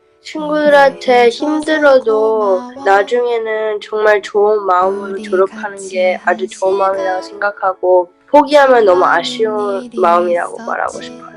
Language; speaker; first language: Korean; early bilingual, heritage; English